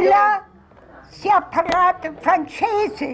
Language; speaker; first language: Italian; non-native, fluent; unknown